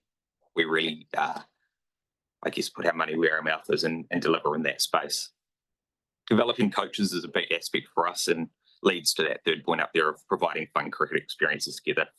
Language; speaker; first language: English; native; English